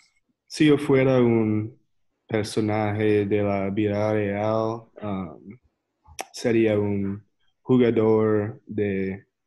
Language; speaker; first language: Spanish; non-native, learner; English